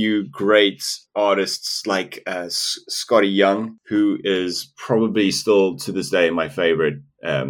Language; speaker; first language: English; non-native, local second language; Afrikaans